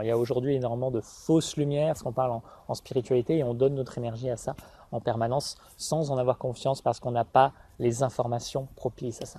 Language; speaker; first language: French; native; French